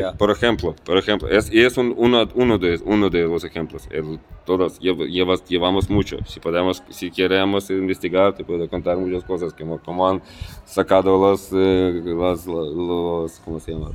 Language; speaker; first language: Spanish; non-native, fluent; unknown